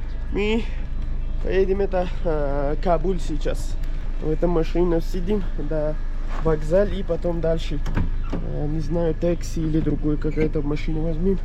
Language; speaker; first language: Russian; non-native, learner; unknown